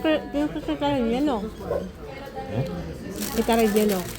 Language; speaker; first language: Spanish; early bilingual, other home language; Filipino